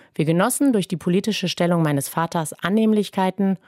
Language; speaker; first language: German; native; German